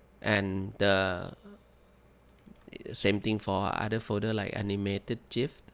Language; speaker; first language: English; non-native, fluent; Thai